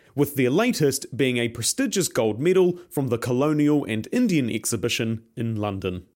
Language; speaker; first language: English; native; English